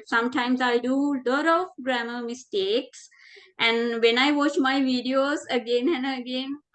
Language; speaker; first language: English; non-native, fluent; Sinhala